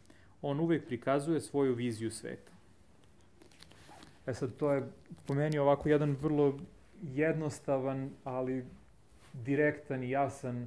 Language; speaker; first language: Serbian; native; Serbian